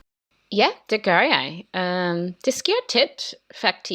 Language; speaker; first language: Danish; non-native, learner; English